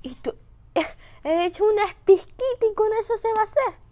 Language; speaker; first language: Spanish; native; Spanish